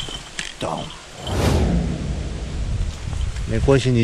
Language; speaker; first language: Japanese; native; Japanese